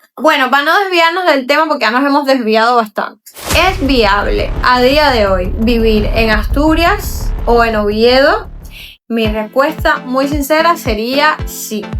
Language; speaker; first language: Spanish; native; Spanish